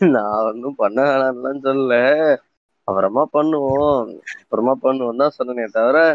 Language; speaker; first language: Tamil; native; Tamil